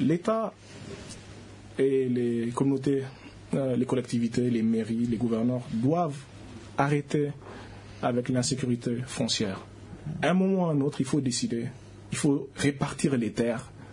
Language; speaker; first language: French; non-native, local second language; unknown